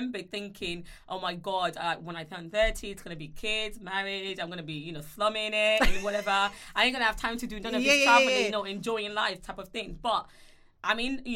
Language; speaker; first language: English; non-native, local second language; Yoruba